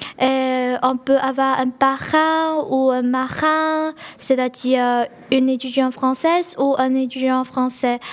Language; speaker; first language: French; non-native, learner; Chinese